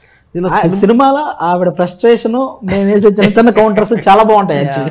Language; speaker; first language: Telugu; native; Telugu